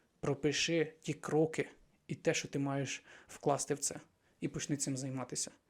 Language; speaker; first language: Ukrainian; non-native, local second language; Russian